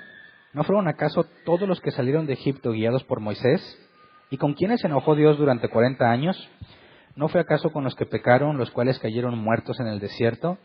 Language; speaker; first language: Spanish; native; Spanish